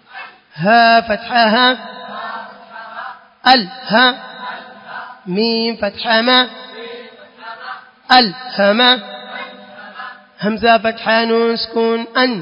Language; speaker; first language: Arabic; non-native, learner; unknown